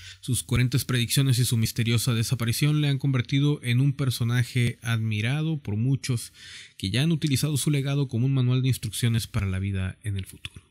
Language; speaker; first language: Spanish; native; Spanish